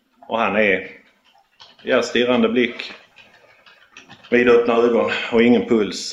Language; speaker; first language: Swedish; native; Swedish